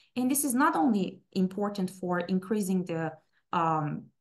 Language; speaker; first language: English; non-native, fluent; Turkish